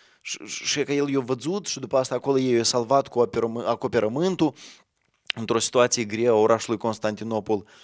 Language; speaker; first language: Romanian; native; Romanian